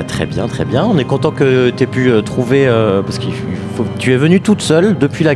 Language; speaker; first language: French; native; French